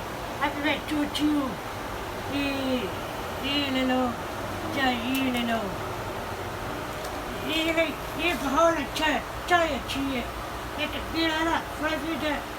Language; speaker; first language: Hindi; non-native, learner; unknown